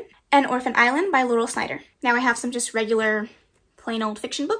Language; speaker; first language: English; native; English